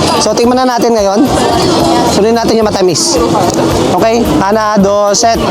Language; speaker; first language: Filipino; native; Filipino